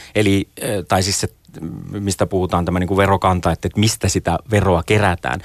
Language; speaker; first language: Finnish; native; Finnish